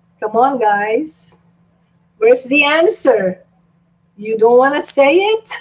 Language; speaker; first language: English; non-native, local second language; Filipino